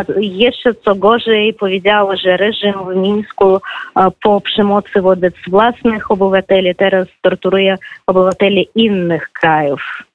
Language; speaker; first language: Polish; non-native, fluent; Belarusian